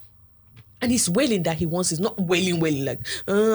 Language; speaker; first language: English; non-native, local second language; Igbo